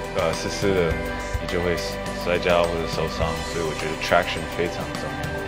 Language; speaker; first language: Chinese; early bilingual, heritage; English